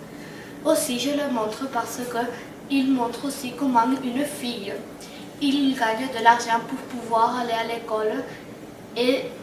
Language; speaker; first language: French; non-native, learner; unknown